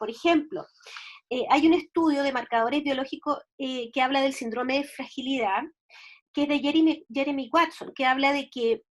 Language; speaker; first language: Spanish; native; Spanish